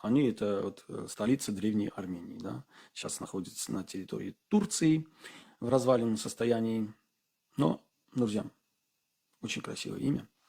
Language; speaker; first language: Russian; non-native, fluent; Armenian